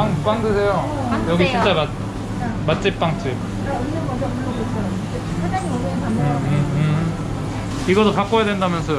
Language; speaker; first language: Korean; native; Korean